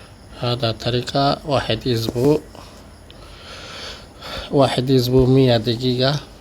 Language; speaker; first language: Arabic; non-native, learner; Bangla